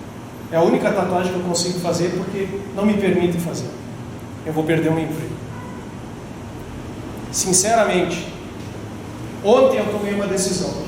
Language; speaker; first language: Portuguese; native; Portuguese